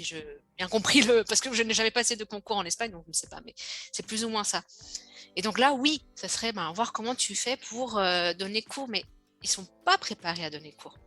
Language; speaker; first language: French; native; French